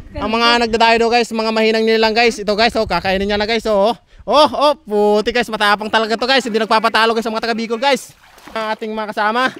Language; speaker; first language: Filipino; non-native, local second language; Bikol